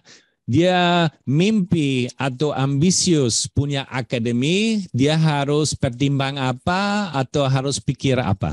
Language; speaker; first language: Indonesian; non-native, fluent; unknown